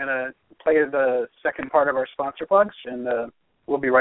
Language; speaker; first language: English; native; English